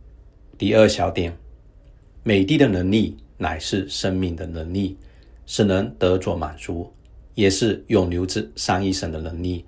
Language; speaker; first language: Chinese; native; Chinese